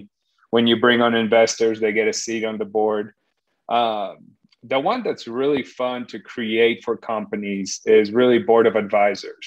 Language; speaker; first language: English; non-native, fluent; Polish